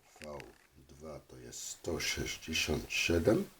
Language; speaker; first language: Polish; non-native, learner; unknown